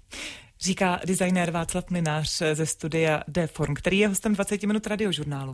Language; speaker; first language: Czech; native; Czech